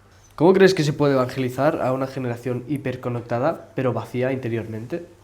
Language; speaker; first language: Spanish; native; Spanish